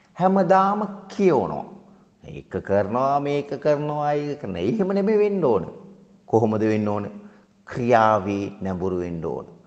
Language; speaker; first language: Sinhala; native; Sinhala